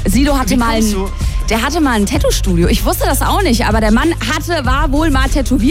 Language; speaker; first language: German; native; German